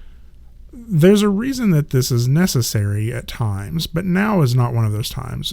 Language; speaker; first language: English; native; English